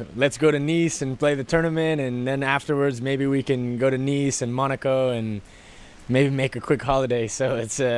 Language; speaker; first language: English; native; English